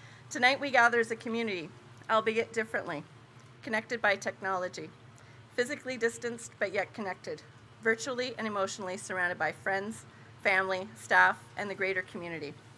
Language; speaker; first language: English; native; English